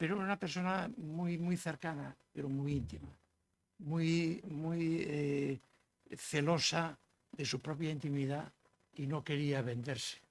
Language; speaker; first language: Spanish; native; Spanish